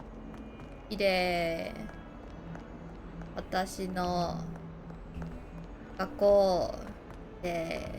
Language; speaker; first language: Japanese; non-native, learner; Chinese